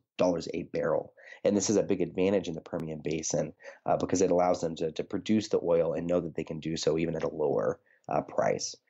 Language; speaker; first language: English; native; English